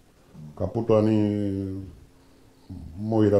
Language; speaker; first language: Russian; non-native, learner; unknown